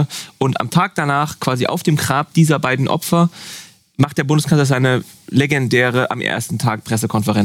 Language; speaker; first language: German; native; German